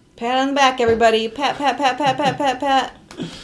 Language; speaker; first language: English; native; English